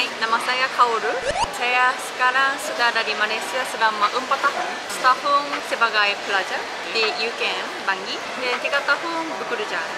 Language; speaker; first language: Indonesian; non-native, fluent; Japanese